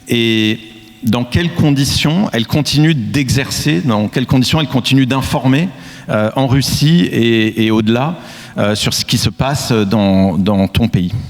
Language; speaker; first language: French; native; French